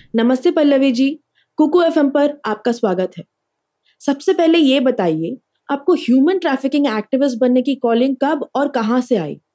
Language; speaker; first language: Hindi; native; Hindi